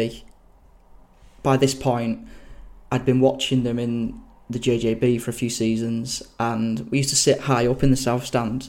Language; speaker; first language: English; native; English